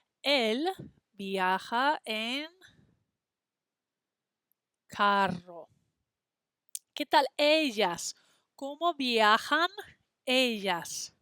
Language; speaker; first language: Spanish; non-native, fluent; English